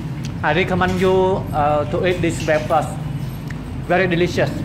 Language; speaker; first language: English; non-native, learner; Khmer